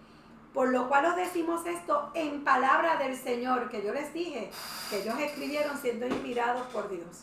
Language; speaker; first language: Spanish; native; Spanish